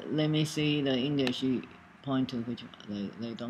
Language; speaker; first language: English; non-native, learner; Chinese